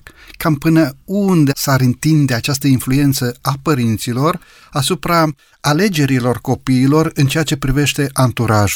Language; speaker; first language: Romanian; native; Romanian